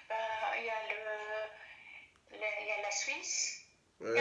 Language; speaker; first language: French; non-native, fluent; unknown